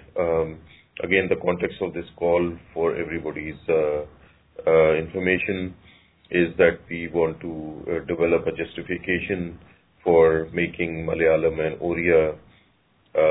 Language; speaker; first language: English; non-native, local second language; Urdu